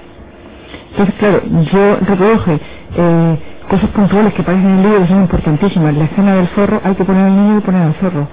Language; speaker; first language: Spanish; native; Spanish